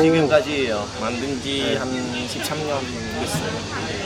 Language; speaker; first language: Korean; non-native, learner; Vietnamese